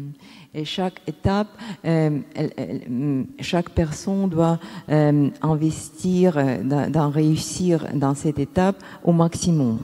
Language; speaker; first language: French; non-native, learner; Russian